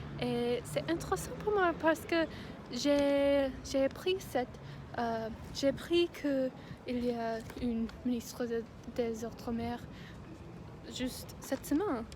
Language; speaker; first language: French; non-native, learner; English